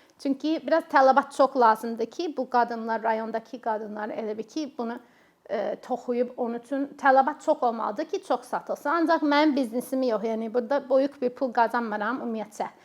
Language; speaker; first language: Azerbaijani; non-native, fluent; English